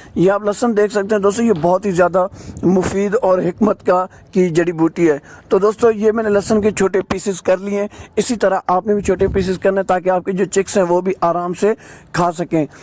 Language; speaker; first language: Urdu; non-native, local second language; Sindhi